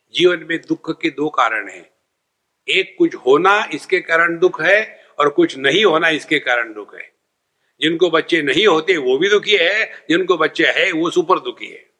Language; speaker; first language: Hindi; non-native, local second language; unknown